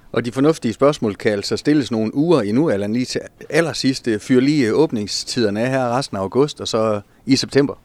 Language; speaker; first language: Danish; native; Danish